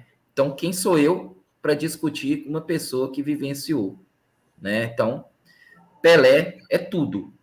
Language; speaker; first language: Portuguese; native; Portuguese